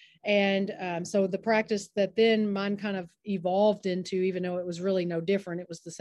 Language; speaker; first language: English; native; English